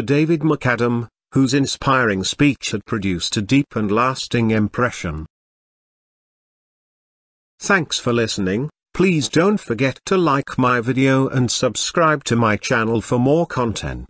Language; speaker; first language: English; non-native, fluent; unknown